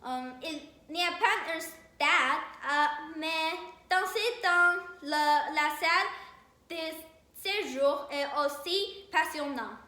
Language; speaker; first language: French; non-native, learner; Chinese